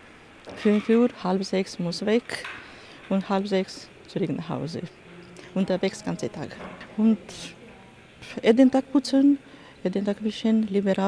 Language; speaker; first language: German; non-native, learner; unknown